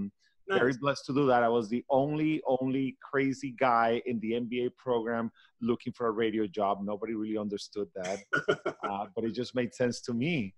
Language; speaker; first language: English; non-native, fluent; Spanish